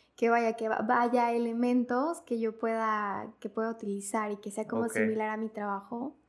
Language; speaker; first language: Spanish; native; Spanish